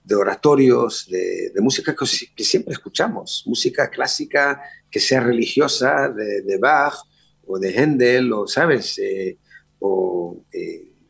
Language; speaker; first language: Spanish; early bilingual, other home language; Hebrew